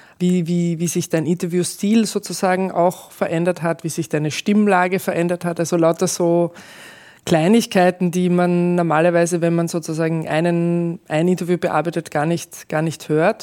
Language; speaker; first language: German; native; German